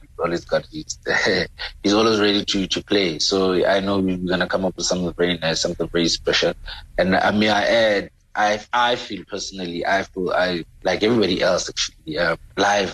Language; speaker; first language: English; non-native, local second language; Southern Sotho